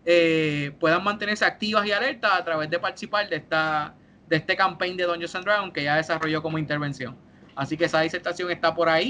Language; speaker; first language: Spanish; native; Spanish